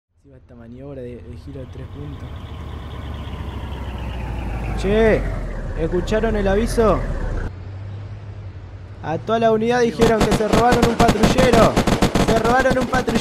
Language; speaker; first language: Spanish; native; Spanish